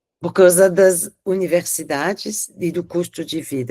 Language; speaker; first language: Portuguese; non-native, fluent; French